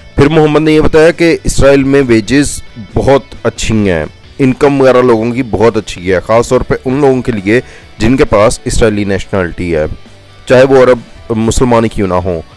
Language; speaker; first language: Urdu; non-native, local second language; Punjabi